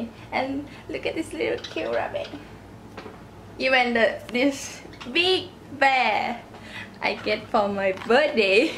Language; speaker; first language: English; non-native, learner; Thai